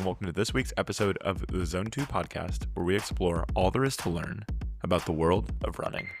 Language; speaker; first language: English; native; English